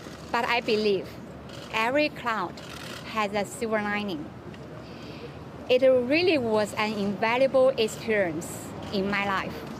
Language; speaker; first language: English; non-native, fluent; Chinese